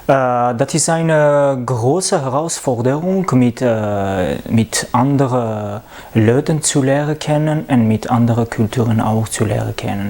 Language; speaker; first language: German; non-native, learner; French